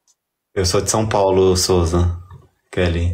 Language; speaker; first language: Portuguese; native; Portuguese